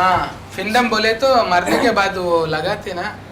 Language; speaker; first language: Hindi; non-native, local second language; Telugu